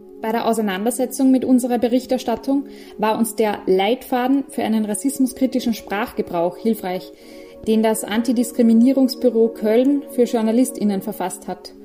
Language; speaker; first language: German; native; German